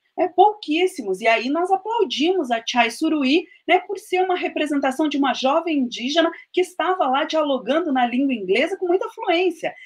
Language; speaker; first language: Portuguese; native; Portuguese